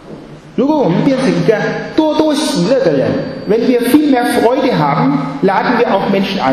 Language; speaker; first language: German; non-native, fluent; Chinese